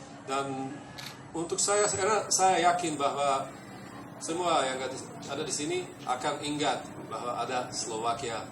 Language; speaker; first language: Indonesian; non-native, fluent; Slovak